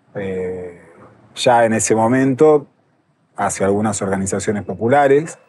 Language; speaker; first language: Spanish; native; Spanish